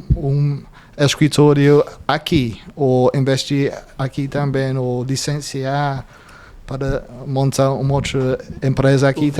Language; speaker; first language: Portuguese; non-native, fluent; English